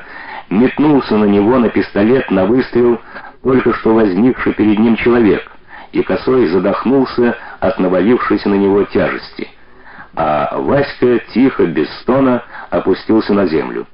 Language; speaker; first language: Russian; native; Russian